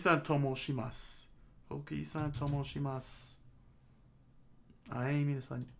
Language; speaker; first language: Japanese; non-native, learner; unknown